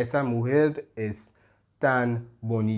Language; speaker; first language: Spanish; non-native, fluent; English